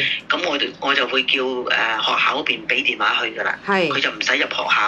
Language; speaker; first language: Cantonese; native; Cantonese